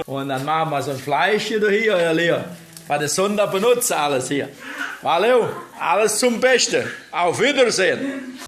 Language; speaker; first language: German; early bilingual, heritage; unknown